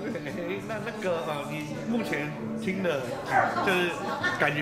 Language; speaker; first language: Chinese; native; Chinese